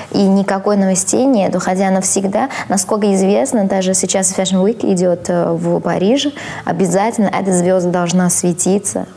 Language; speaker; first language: Russian; non-native, fluent; Chinese